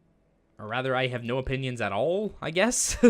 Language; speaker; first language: English; native; English